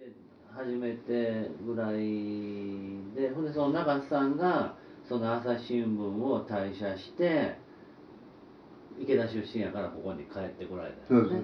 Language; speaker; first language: Japanese; native; Japanese